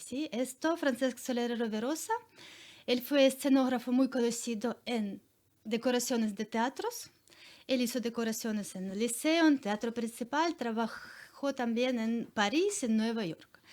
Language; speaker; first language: Spanish; non-native, learner; Ukrainian